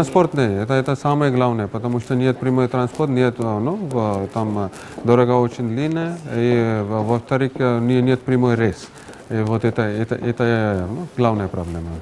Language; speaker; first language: Russian; non-native, fluent; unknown